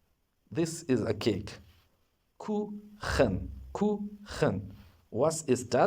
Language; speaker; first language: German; non-native, fluent; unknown